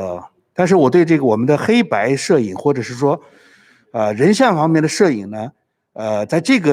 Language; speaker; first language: Chinese; native; Chinese